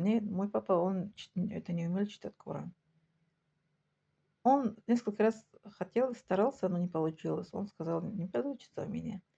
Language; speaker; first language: Russian; non-native, local second language; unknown